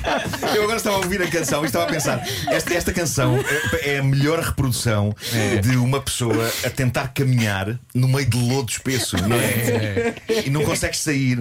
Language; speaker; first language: Portuguese; native; Portuguese